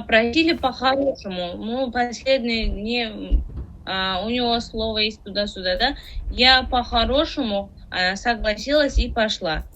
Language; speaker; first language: Russian; non-native, learner; Tajik